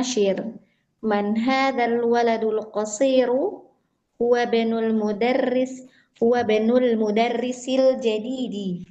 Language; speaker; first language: Arabic; non-native, learner; Indonesian